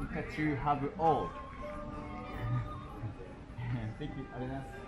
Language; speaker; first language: English; non-native, learner; Japanese